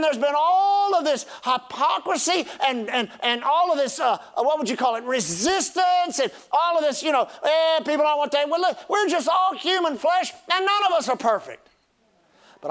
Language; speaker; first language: English; native; English